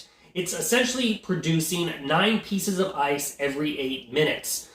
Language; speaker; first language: English; native; English